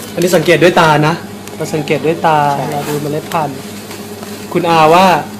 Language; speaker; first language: Thai; native; Thai